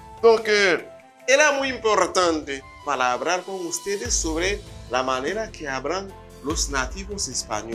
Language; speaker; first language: Spanish; non-native, fluent; Haitian Creole